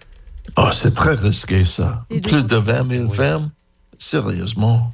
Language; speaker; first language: French; non-native, learner; English